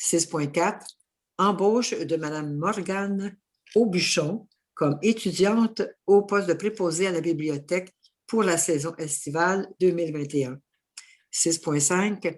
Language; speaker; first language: French; native; French